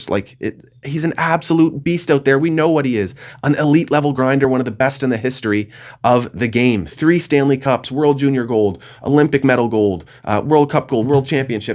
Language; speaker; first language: English; native; English